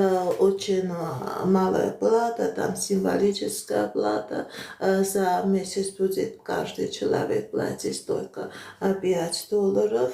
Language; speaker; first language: Russian; non-native, fluent; Armenian